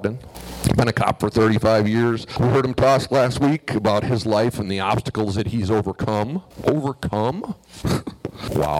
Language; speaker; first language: English; native; English